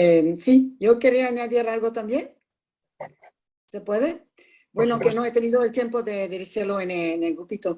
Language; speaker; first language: Spanish; non-native, fluent; French